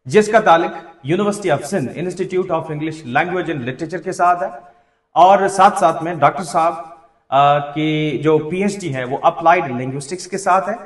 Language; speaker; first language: Urdu; non-native, local second language; Sindhi